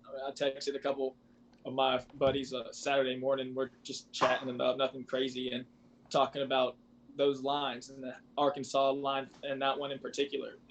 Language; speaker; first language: English; native; English